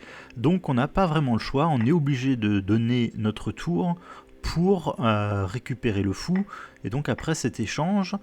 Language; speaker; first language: French; native; French